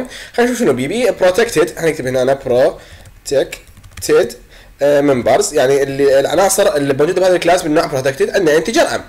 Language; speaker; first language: Arabic; native; Arabic